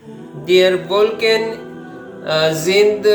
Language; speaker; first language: German; non-native, learner; Urdu